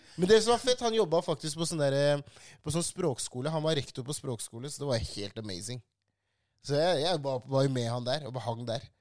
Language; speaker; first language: Norwegian; early bilingual, other home language; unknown